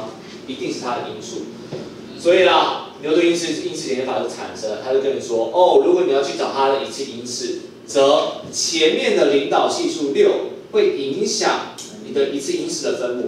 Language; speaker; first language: Chinese; native; Chinese